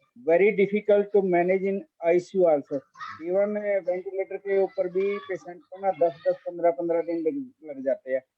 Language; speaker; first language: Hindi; native; Hindi